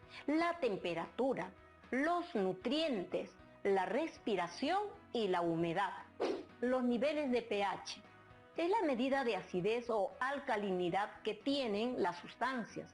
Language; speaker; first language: Spanish; native; Spanish